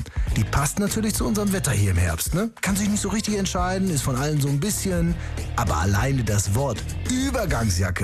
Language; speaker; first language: German; native; German